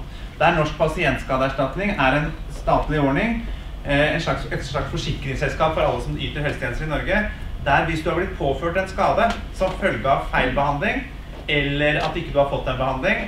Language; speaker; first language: Norwegian; native; Norwegian